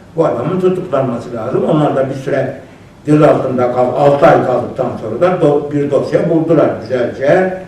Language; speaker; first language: Turkish; non-native, local second language; Kurdish